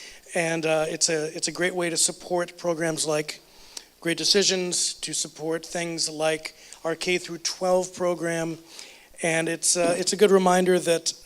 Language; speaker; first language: English; native; English